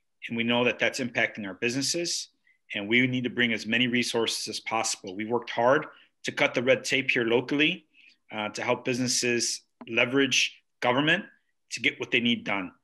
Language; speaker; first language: English; early bilingual, other home language; Spanish